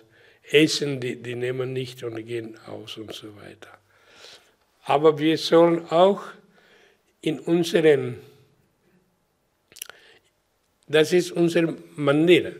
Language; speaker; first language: German; non-native, learner; Hindi